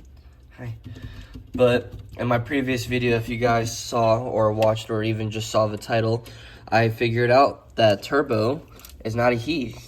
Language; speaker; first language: English; native; English